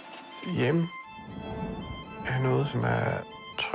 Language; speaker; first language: Danish; non-native, learner; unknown